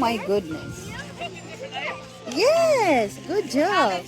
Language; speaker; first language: English; non-native, fluent; Bangla